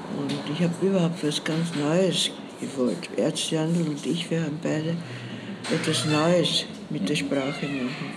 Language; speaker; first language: German; native; German